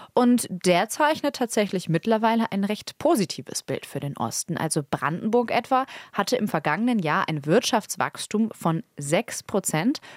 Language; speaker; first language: German; native; German